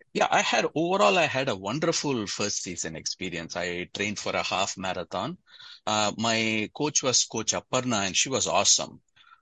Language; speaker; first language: English; non-native, local second language; Tamil